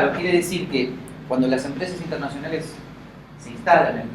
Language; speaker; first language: Spanish; native; Spanish